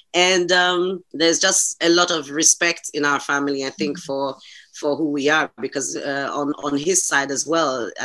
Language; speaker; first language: English; non-native, local second language; Hungarian